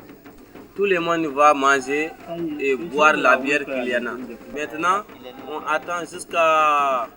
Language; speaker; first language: French; non-native, learner; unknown